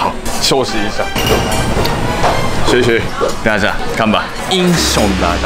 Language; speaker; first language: Chinese; non-native, fluent; Japanese